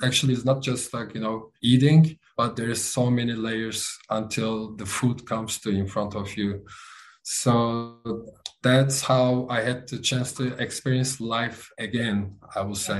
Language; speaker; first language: English; non-native, fluent; Turkish